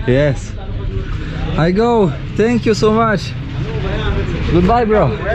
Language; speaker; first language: English; non-native, learner; Polish